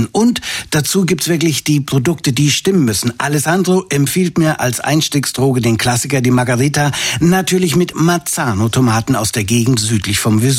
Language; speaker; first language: German; native; German